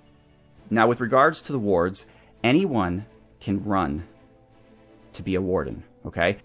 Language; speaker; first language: English; native; English